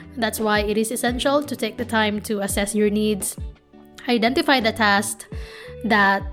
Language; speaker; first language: English; non-native, local second language; Filipino